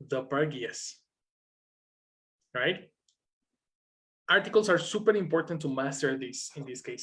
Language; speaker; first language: English; non-native, fluent; Spanish